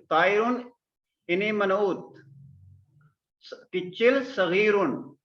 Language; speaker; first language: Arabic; non-native, fluent; Malay